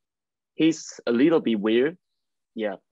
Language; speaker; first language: English; non-native, learner; Chinese